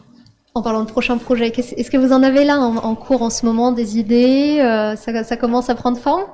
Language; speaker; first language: French; native; French